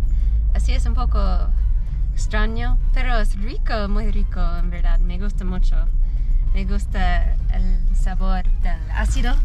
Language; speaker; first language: Spanish; non-native, learner; English